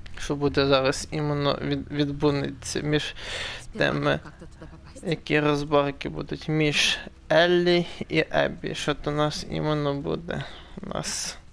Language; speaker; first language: Ukrainian; native; Ukrainian